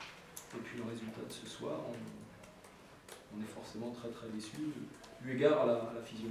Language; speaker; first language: French; native; French